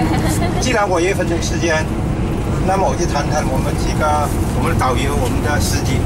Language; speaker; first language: Chinese; native; Chinese